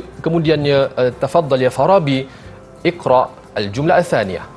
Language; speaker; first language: Arabic; non-native, fluent; Malay